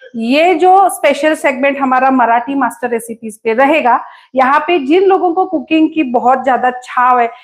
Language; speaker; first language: Hindi; non-native, local second language; Konkani